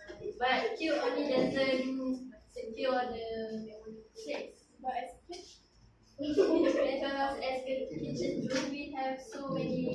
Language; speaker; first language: English; non-native, local second language; Malay